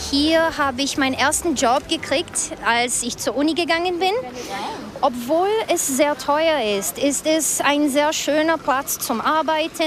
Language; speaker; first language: German; non-native, fluent; Portuguese